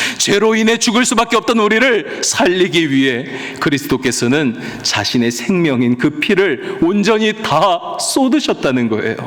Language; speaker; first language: Korean; native; Korean